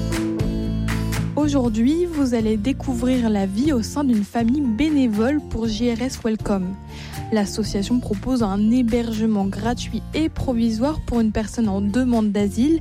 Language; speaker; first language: French; native; French